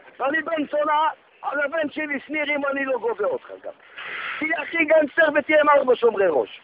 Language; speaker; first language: Hebrew; native; Hebrew